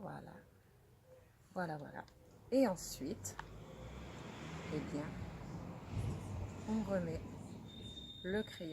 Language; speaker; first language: French; native; French